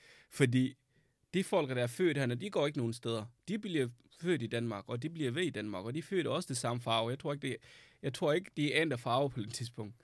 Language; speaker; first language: Danish; non-native, fluent; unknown